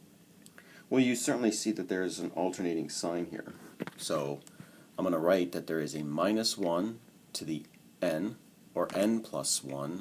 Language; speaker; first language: English; native; English